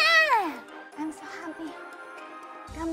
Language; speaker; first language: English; non-native, learner; Japanese